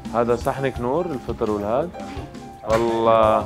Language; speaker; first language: Arabic; native; Arabic